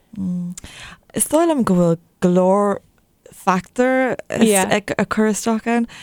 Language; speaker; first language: Irish; non-native, local second language; English